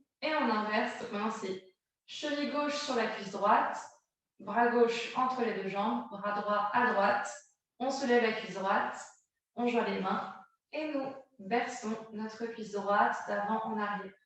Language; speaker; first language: French; native; French